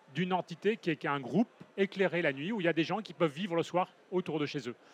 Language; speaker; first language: French; native; French